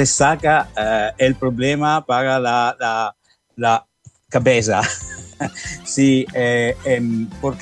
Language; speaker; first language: Spanish; non-native, learner; Italian